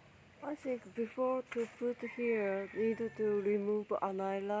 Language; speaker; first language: English; non-native, learner; Japanese